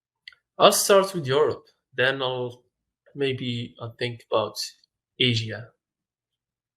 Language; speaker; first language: English; non-native, fluent; Arabic